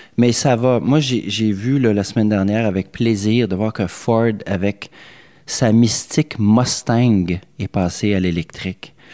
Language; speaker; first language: French; native; French